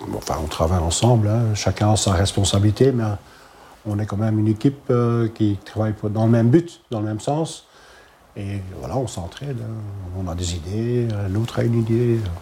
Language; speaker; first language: French; non-native, local second language; Dutch